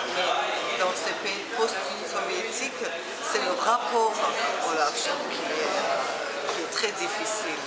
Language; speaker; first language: French; non-native, fluent; Georgian